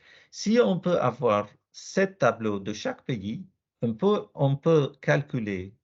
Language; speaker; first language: French; non-native, learner; Arabic